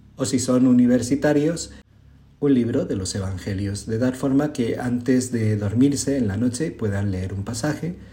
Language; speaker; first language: Spanish; native; Spanish